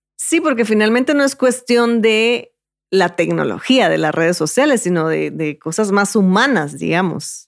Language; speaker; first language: Spanish; native; Spanish